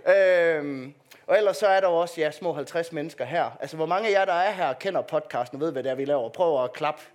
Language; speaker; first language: Danish; native; Danish